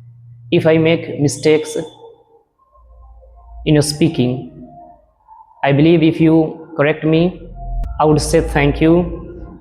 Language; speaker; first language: English; non-native, learner; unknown